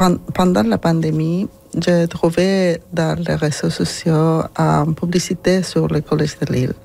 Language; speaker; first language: French; non-native, learner; Spanish